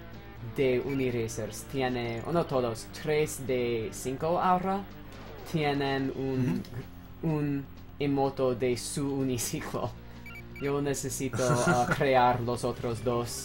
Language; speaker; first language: Spanish; non-native, learner; English